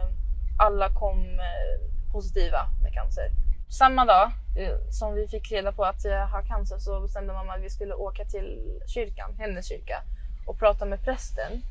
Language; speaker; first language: Swedish; early bilingual, other home language; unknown